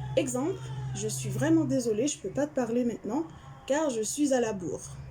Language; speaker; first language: French; non-native, local second language; Haitian Creole